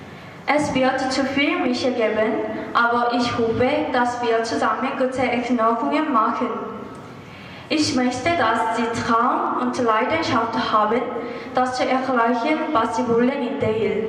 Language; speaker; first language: German; non-native, learner; Korean